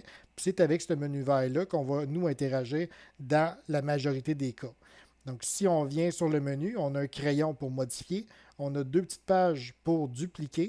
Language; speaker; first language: French; native; French